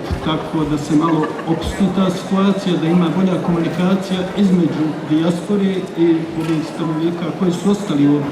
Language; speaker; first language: Bosnian; native; Bosnian